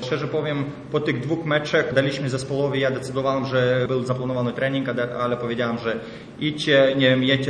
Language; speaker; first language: Polish; non-native, fluent; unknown